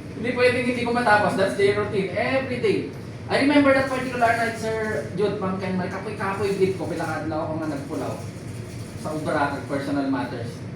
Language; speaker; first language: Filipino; non-native, local second language; Iloko